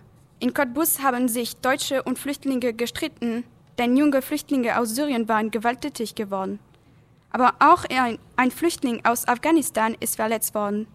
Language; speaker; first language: German; non-native, learner; French